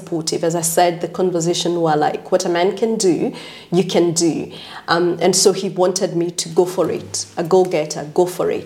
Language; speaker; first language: English; non-native, local second language; Kikuyu